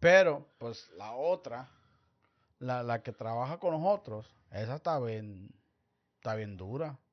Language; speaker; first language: Spanish; early bilingual, heritage; Spanish